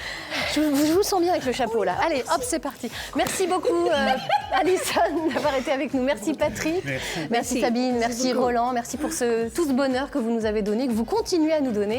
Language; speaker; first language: French; native; French